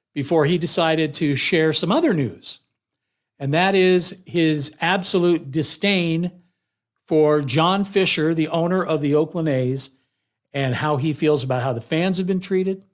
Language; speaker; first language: English; native; English